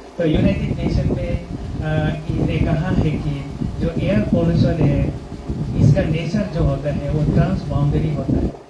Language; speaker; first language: Hindi; non-native, local second language; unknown